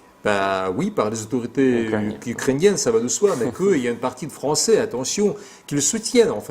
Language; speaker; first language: French; non-native, fluent; Russian